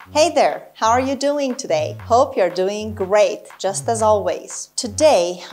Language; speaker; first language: English; non-native, fluent; Persian